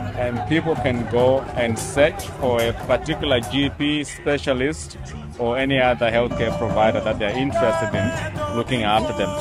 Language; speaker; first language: English; non-native, local second language; Shona